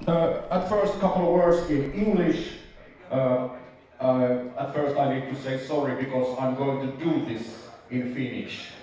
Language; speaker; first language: English; non-native, fluent; Finnish